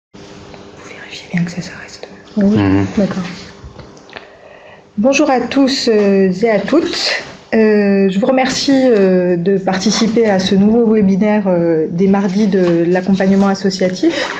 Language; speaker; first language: French; native; French